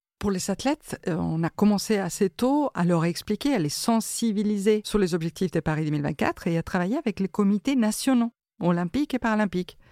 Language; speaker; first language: French; non-native, fluent; Spanish